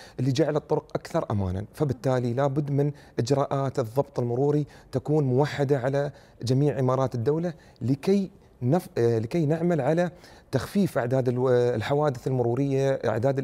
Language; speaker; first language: Arabic; native; Arabic